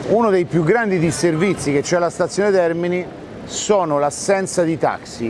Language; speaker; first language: Italian; native; Italian